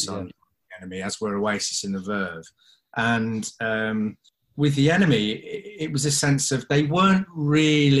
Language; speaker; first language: English; native; English